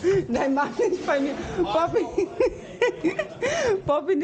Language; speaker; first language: German; native; German